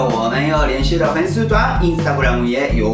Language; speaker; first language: Chinese; non-native, learner; Japanese